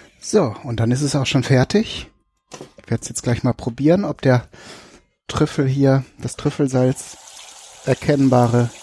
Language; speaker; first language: German; native; German